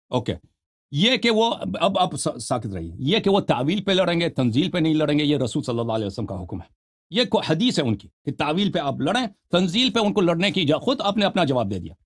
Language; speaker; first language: Urdu; non-native, fluent; Persian